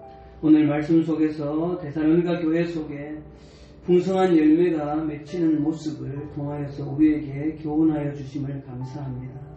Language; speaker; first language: Korean; native; Korean